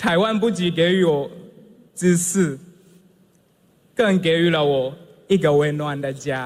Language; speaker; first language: Chinese; non-native, fluent; Swahili